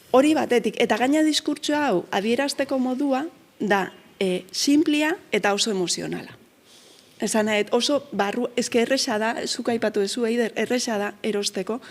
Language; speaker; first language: Basque; native; Basque